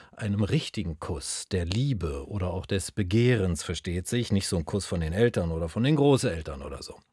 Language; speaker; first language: German; native; German